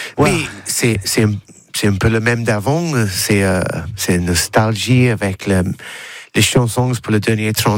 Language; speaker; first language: French; non-native, learner; English